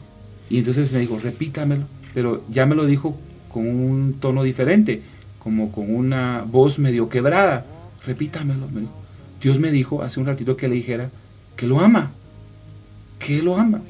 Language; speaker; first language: Spanish; native; Spanish